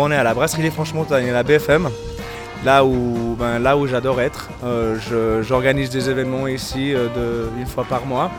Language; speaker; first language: French; native; French